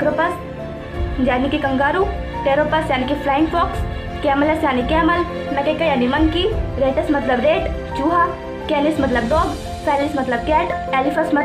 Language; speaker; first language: Hindi; native; Hindi